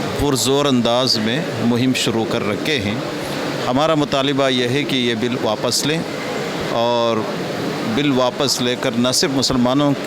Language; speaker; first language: Urdu; native; Urdu